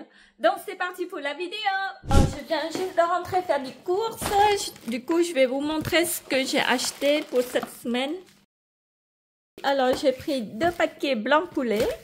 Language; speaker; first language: French; non-native, fluent; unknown